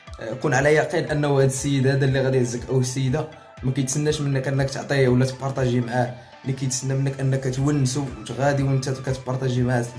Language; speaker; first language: Arabic; native; Arabic